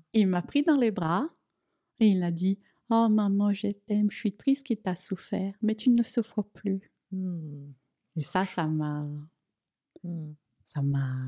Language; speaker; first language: French; non-native, fluent; Portuguese